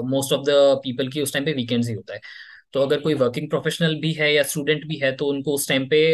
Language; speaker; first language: Hindi; native; Hindi